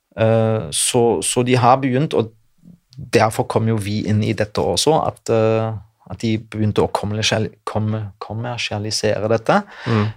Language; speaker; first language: Norwegian; non-native, fluent; German